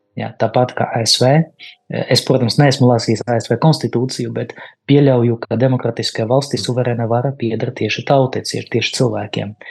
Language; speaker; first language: Latvian; non-native, local second language; Russian